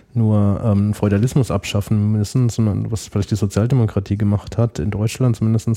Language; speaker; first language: German; native; German